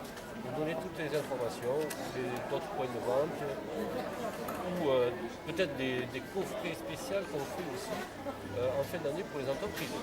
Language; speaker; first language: French; native; French